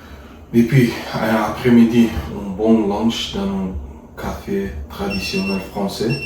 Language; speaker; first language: French; non-native, learner; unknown